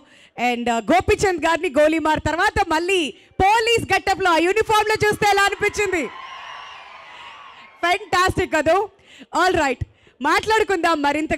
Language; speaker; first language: Telugu; native; Telugu